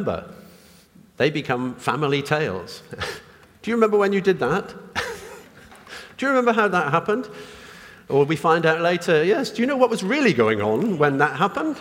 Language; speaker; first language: English; native; English